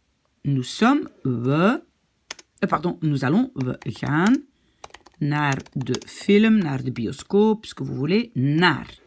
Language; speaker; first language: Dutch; non-native, fluent; French